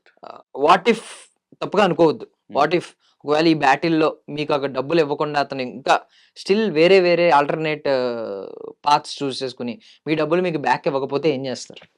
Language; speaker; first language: Telugu; native; Telugu